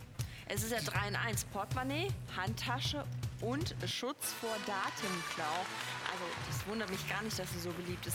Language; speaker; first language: German; native; German